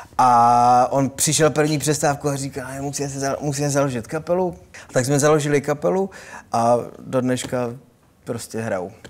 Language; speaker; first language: Czech; native; Czech